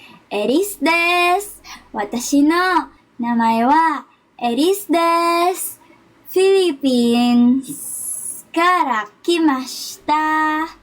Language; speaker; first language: Japanese; non-native, learner; Filipino